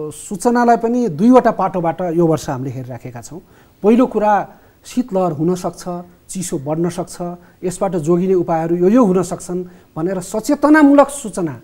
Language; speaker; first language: Nepali; native; Nepali